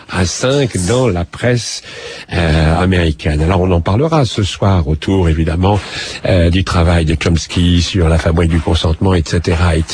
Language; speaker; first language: French; native; French